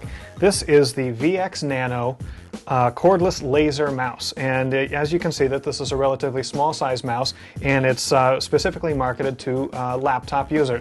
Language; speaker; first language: English; native; English